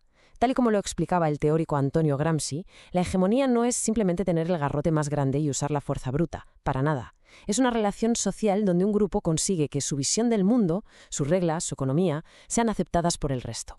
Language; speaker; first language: Spanish; native; Spanish